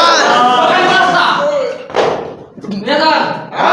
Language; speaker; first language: Japanese; non-native, fluent; Indonesian